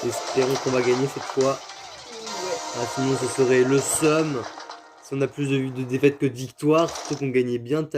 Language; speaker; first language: French; native; French